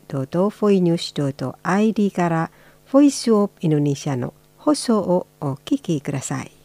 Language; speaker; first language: Japanese; non-native, fluent; Indonesian